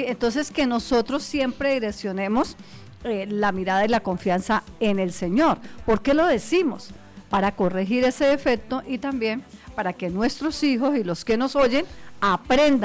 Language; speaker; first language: Spanish; native; Spanish